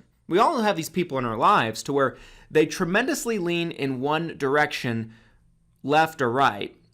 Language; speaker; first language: English; native; English